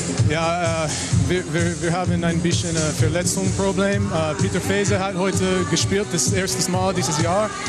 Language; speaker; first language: German; non-native, learner; English